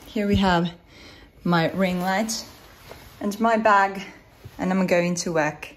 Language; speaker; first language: English; non-native, fluent; Swedish